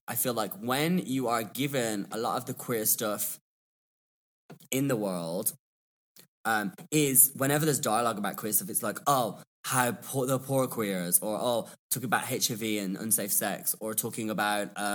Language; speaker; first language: English; native; English